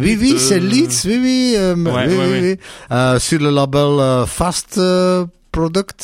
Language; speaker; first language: French; non-native, local second language; Dutch